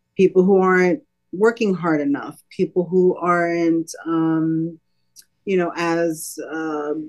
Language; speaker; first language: English; native; English